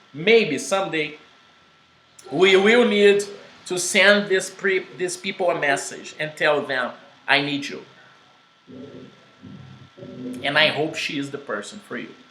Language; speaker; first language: English; non-native, fluent; Portuguese